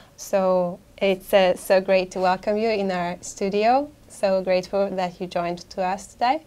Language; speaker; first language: English; non-native, fluent; Hungarian